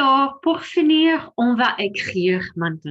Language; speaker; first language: French; non-native, fluent; English